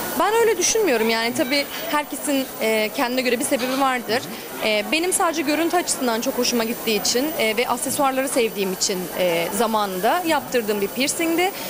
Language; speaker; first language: Turkish; early bilingual, heritage; Turkish